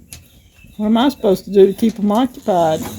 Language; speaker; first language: English; native; English